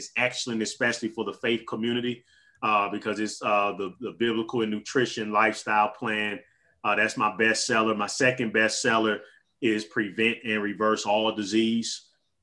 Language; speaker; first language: English; native; English